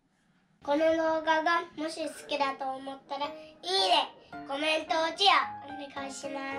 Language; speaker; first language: Japanese; non-native, fluent; Chinese